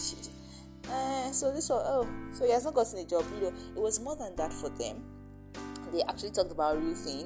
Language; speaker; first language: English; non-native, local second language; Yoruba